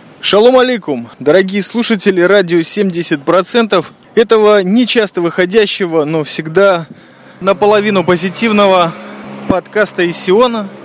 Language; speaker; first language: Russian; native; Russian